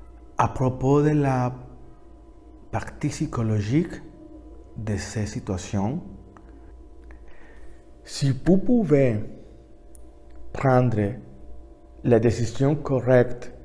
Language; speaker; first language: French; non-native, learner; Spanish